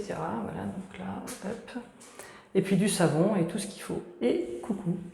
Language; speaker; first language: French; native; French